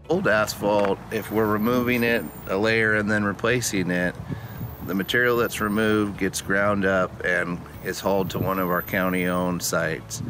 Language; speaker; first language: English; native; English